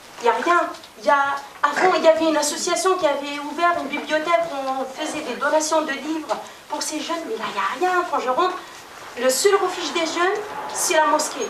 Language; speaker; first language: French; non-native, local second language; Kabyle